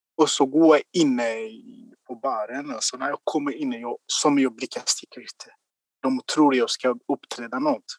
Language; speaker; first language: Swedish; non-native, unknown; Kinyarwanda